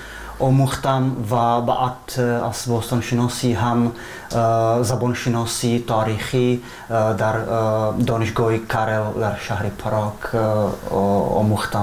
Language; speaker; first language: Persian; non-native, fluent; Czech